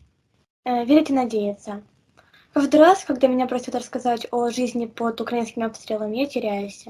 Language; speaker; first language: Russian; native; Russian